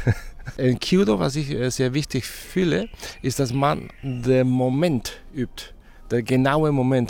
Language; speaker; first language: German; non-native, fluent; Spanish